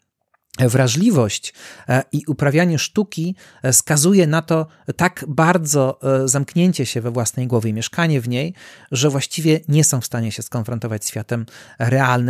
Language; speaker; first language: Polish; native; Polish